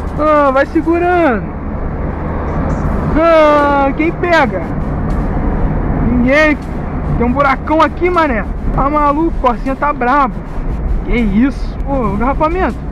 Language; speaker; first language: Portuguese; native; Portuguese